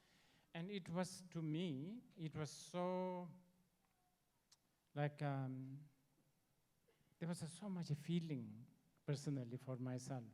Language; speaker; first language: English; non-native, learner; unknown